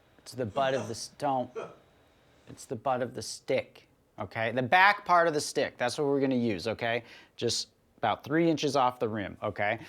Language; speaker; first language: English; native; English